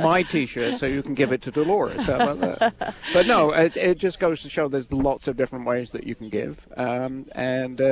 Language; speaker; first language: English; native; English